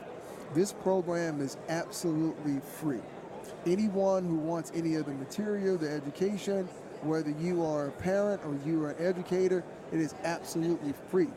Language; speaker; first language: English; native; English